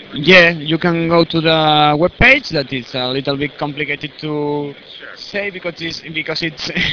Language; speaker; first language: English; non-native, learner; Spanish